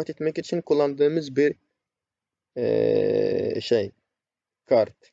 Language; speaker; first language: Turkish; non-native, fluent; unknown